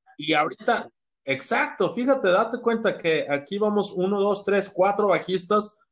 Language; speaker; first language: Spanish; native; Spanish